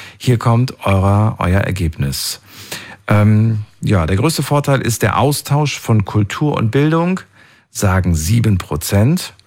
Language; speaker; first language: German; native; German